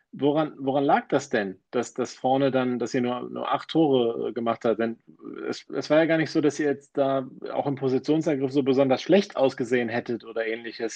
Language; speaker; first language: German; native; German